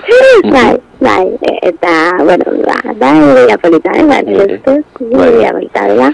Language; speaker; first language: Basque; non-native, local second language; Spanish